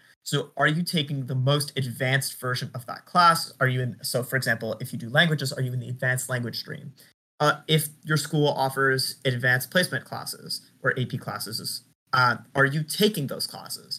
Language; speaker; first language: English; native; English